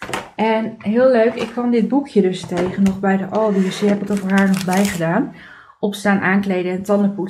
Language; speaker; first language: Dutch; native; Dutch